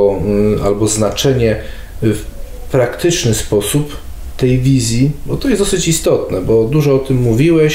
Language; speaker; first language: Polish; native; Polish